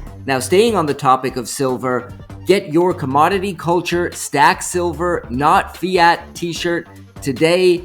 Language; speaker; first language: English; native; English